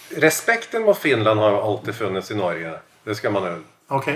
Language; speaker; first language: Swedish; non-native, fluent; Norwegian